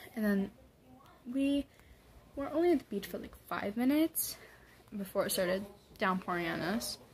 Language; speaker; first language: English; native; English